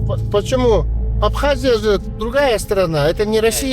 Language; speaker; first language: Russian; non-native, local second language; Yakut